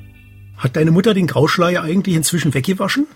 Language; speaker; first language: German; native; German